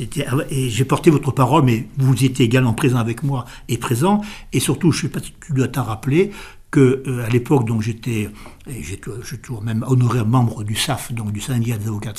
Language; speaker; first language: French; native; French